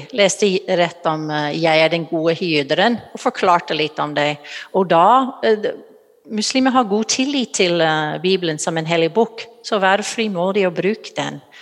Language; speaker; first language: Norwegian; non-native, fluent; English